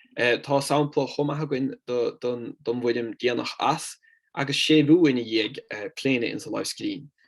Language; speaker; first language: Irish; non-native, fluent; Italian